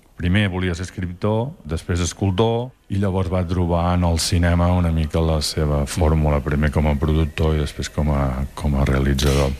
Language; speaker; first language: Catalan; native; Catalan